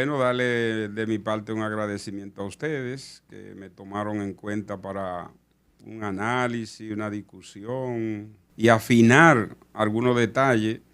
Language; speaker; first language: Spanish; native; Spanish